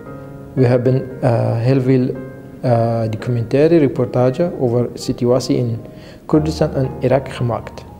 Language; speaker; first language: Dutch; non-native, learner; Kurdish